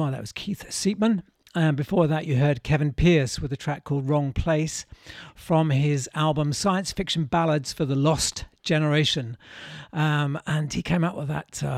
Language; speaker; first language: English; native; English